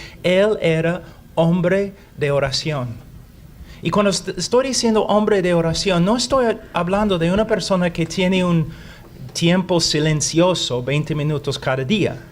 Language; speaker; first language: Spanish; non-native, fluent; English